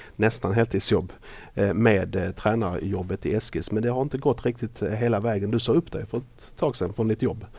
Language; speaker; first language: Swedish; native; Swedish